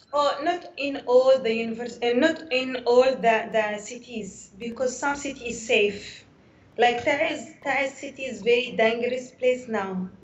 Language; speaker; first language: English; non-native, learner; Arabic